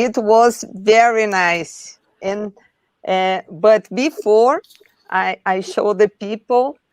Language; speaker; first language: English; non-native, learner; Portuguese